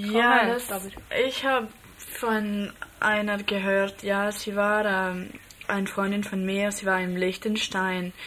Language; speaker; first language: German; non-native, learner; English